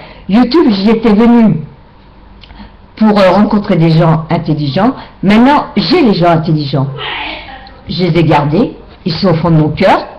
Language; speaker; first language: French; native; French